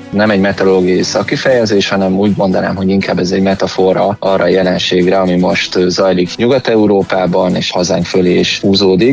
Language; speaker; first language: Hungarian; native; Hungarian